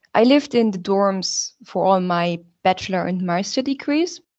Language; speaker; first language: English; non-native, fluent; German